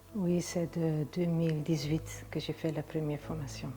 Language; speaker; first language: French; non-native, fluent; Dutch